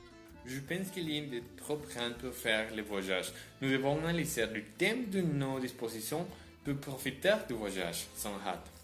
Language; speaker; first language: French; non-native, learner; Spanish